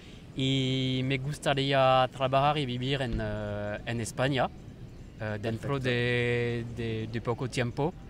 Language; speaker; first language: Spanish; non-native, learner; French